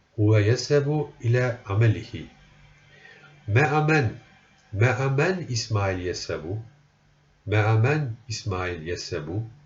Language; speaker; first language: Arabic; non-native, fluent; Turkish